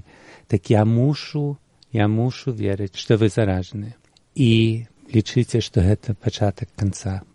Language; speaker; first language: Belarusian; early bilingual, heritage; Belarusian